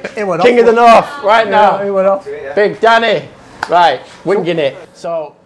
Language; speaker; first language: English; native; English